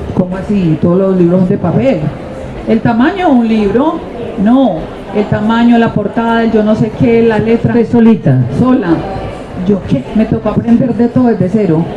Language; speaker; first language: Spanish; native; Spanish